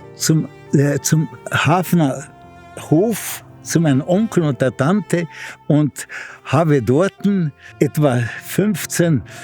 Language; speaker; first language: German; non-native, local second language; Slovenian